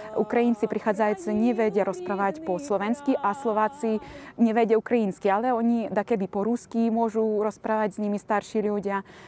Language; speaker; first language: Slovak; non-native, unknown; Ukrainian